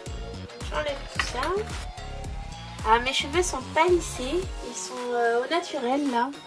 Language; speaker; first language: French; native; French